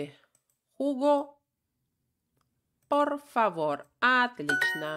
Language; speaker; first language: Spanish; non-native, fluent; Russian